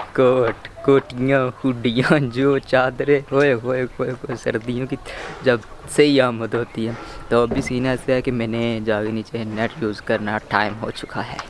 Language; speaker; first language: Urdu; non-native, local second language; Punjabi